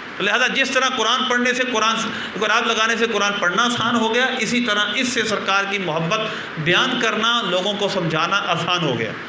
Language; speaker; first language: Urdu; non-native, local second language; Punjabi